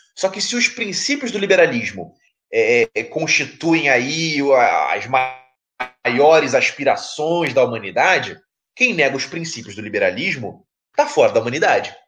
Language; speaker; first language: Portuguese; native; Portuguese